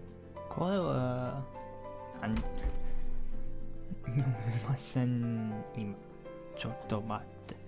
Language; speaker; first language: Japanese; non-native, learner; English